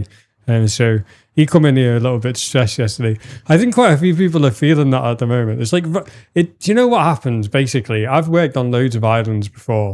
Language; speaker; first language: English; native; English